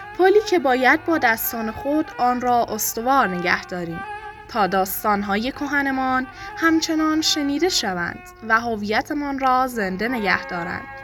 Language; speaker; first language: Persian; non-native, local second language; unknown